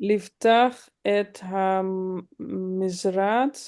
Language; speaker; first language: Hebrew; non-native, learner; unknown